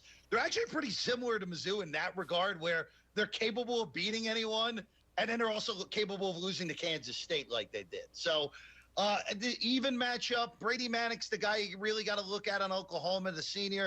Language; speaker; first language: English; native; English